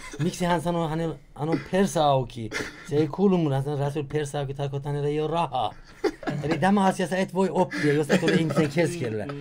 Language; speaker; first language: Finnish; non-native, fluent; Persian